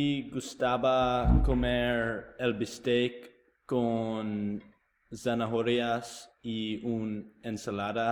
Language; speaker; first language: Spanish; non-native, learner; English